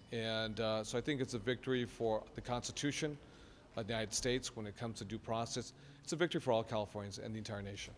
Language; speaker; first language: English; early bilingual, other home language; Spanish